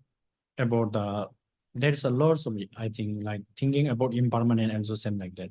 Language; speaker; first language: English; non-native, fluent; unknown